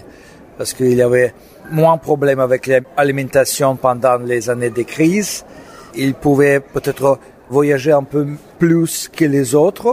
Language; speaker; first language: French; non-native, fluent; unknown